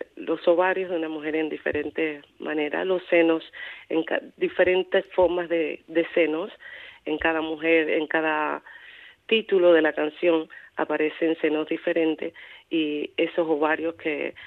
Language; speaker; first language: Spanish; native; Spanish